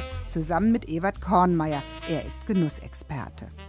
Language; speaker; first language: German; native; German